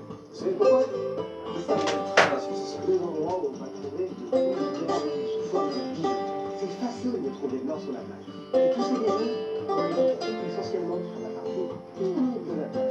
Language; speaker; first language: French; native; French